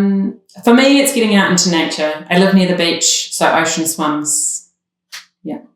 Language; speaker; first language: English; native; English